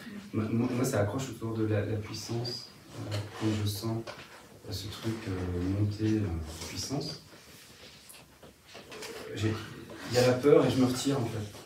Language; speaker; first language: French; native; French